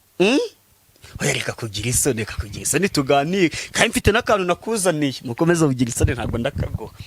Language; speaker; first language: Kinyarwanda; native; Kinyarwanda